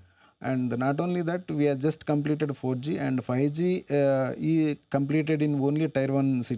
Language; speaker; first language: English; non-native, local second language; Telugu